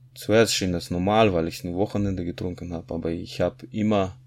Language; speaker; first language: German; non-native, fluent; Russian